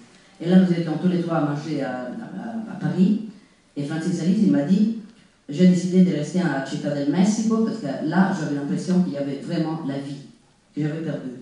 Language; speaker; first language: French; non-native, fluent; Italian